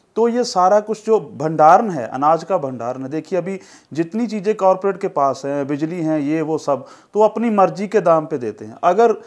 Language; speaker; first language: Hindi; non-native, local second language; Punjabi